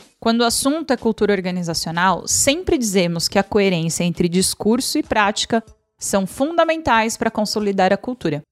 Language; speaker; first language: Portuguese; native; Portuguese